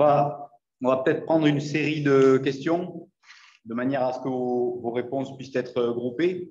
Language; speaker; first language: French; native; French